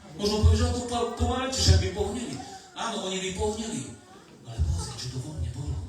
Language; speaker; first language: Slovak; non-native, local second language; Romany